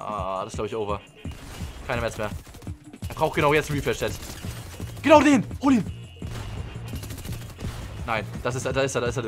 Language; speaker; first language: German; native; German